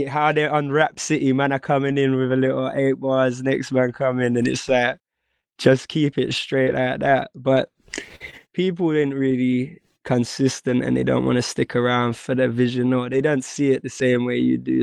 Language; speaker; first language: English; native; English